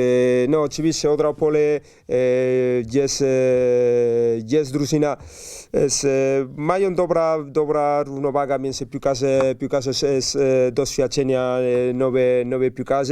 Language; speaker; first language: Polish; non-native, learner; Spanish